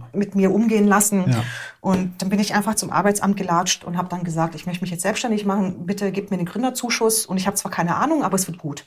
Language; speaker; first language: German; early bilingual, other home language; Hungarian